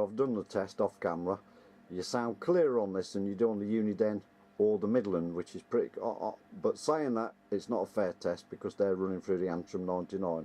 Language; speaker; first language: English; native; English